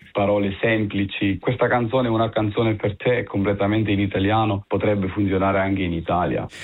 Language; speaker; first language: Italian; early bilingual, heritage; Italian